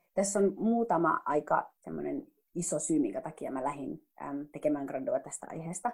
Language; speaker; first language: Finnish; early bilingual, other home language; Somali